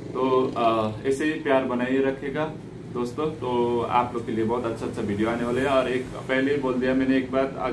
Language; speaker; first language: Hindi; non-native, local second language; Nepali